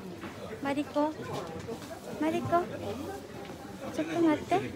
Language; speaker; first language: Japanese; non-native, fluent; Filipino